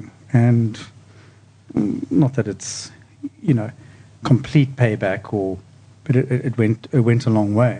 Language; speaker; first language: English; native; English